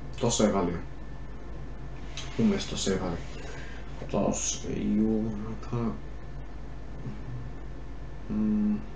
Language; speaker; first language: Finnish; non-native, learner; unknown